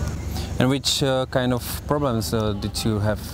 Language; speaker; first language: English; non-native, fluent; Czech